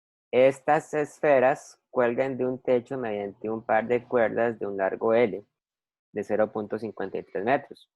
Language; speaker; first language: Spanish; native; Spanish